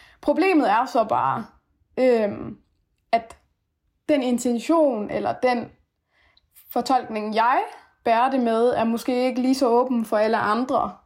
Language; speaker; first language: Danish; early bilingual, other home language; Persian